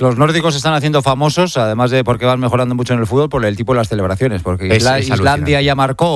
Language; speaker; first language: Spanish; native; Spanish